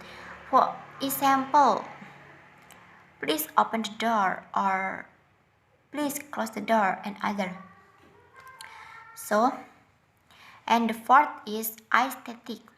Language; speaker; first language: English; non-native, learner; Indonesian